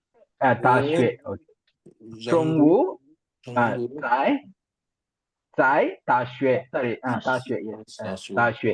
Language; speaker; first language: Chinese; non-native, fluent; Tamil